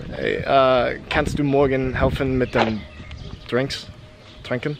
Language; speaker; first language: German; non-native, learner; English